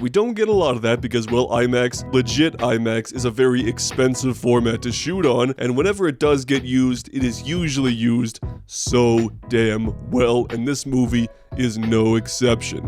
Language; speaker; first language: English; native; English